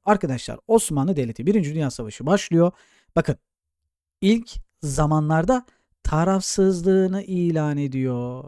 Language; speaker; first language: Turkish; native; Turkish